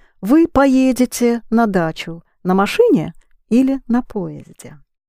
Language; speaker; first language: Russian; native; Russian